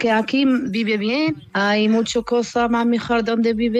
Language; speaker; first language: Spanish; non-native, learner; Arabic